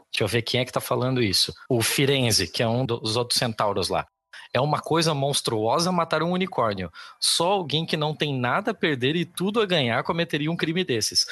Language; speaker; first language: Portuguese; native; Portuguese